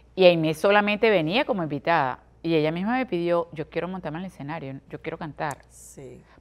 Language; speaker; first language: Spanish; native; Spanish